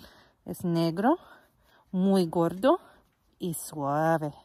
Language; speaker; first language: Spanish; non-native, fluent; English